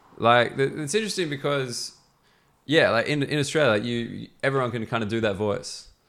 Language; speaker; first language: English; native; English